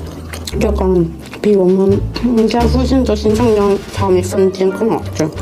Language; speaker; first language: Chinese; non-native, learner; Korean